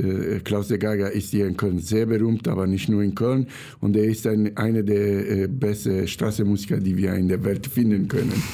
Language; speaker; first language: German; non-native, fluent; Italian